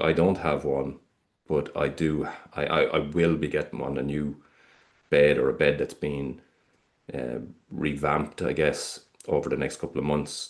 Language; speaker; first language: English; native; English